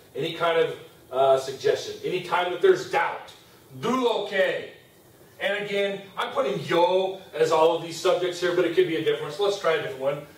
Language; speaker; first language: English; native; English